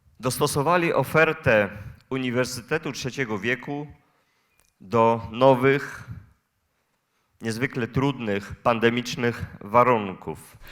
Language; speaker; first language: Polish; native; Polish